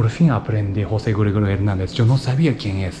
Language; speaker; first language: Spanish; non-native, learner; Japanese